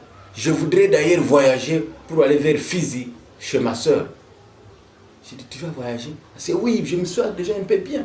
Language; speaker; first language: French; non-native, local second language; Swahili